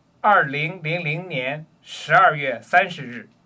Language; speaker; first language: Chinese; non-native, learner; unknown